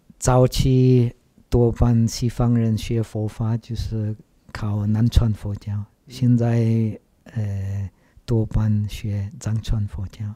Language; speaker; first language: Chinese; non-native, learner; Czech